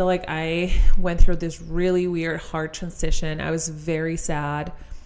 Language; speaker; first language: English; non-native, fluent; Spanish